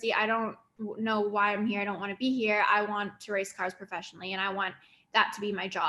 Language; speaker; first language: English; native; English